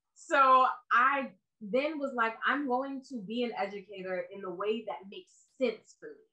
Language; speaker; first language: English; native; English